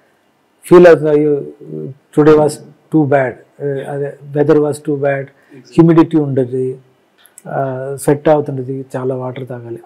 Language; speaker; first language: Telugu; non-native, learner; Malayalam